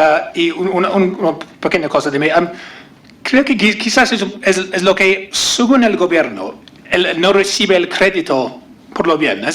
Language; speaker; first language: Spanish; non-native, learner; English